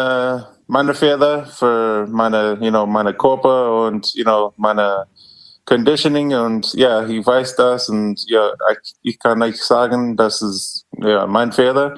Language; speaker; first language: German; non-native, learner; English